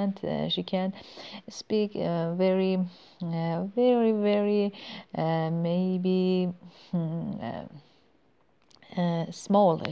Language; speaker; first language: English; non-native, learner; Persian